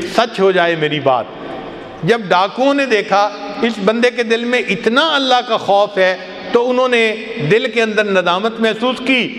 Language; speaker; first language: Urdu; non-native, local second language; Punjabi